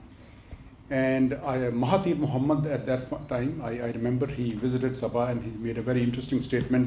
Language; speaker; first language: English; non-native, local second language; Urdu